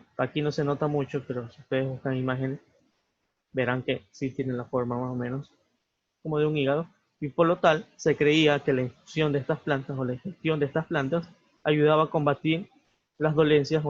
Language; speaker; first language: Spanish; native; Spanish